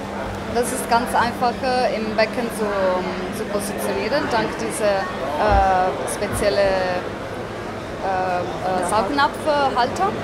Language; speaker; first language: German; non-native, fluent; Italian